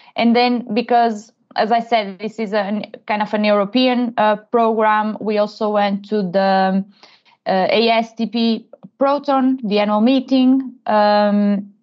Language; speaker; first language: English; non-native, fluent; Portuguese